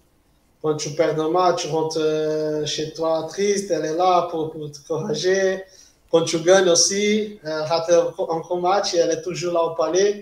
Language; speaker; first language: French; non-native, fluent; Portuguese